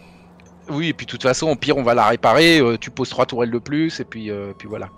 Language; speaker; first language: French; native; French